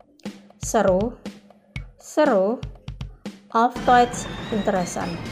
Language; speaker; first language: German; non-native, fluent; Indonesian